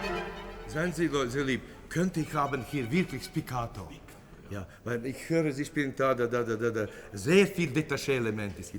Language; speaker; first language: German; non-native, fluent; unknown